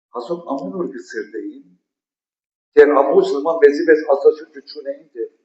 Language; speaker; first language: Armenian; native; Armenian